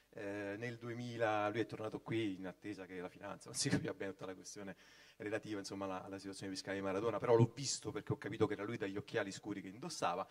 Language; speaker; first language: Italian; native; Italian